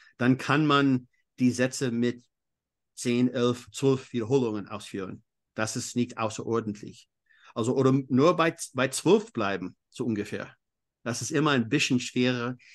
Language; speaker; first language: German; non-native, fluent; English